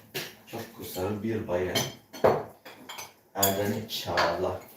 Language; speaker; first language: Turkish; non-native, learner; Filipino